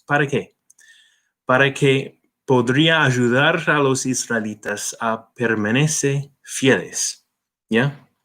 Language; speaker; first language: Spanish; non-native, fluent; English